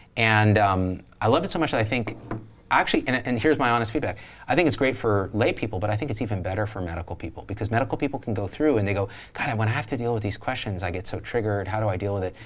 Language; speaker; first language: English; native; English